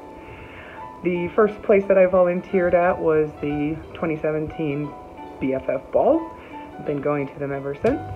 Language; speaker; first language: English; native; English